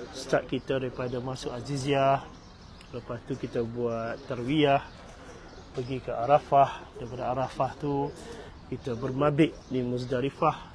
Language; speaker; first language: Malay; native; Malay